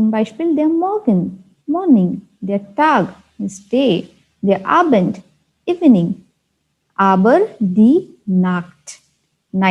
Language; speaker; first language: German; non-native, fluent; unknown